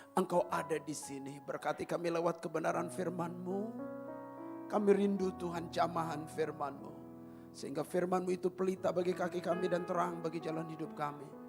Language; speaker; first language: Indonesian; native; Indonesian